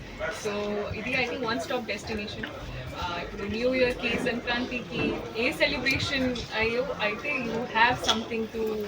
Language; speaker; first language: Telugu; non-native, learner; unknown